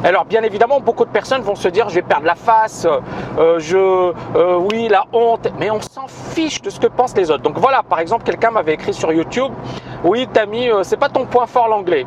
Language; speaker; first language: French; non-native, local second language; Arabic